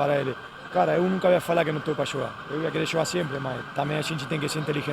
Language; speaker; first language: Portuguese; non-native, fluent; Spanish